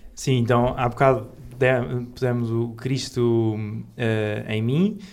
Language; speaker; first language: Portuguese; native; Portuguese